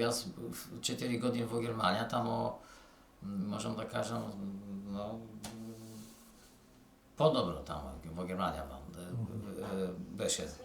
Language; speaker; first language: Macedonian; early bilingual, heritage; Polish